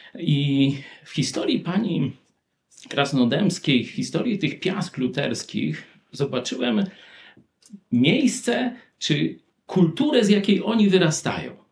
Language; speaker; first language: Polish; native; Polish